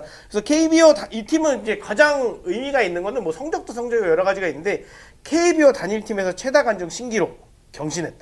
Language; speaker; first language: Korean; native; Korean